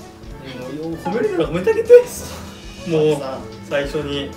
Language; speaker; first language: Japanese; native; Japanese